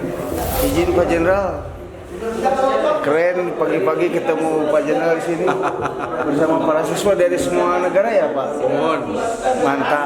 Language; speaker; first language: Indonesian; native; Indonesian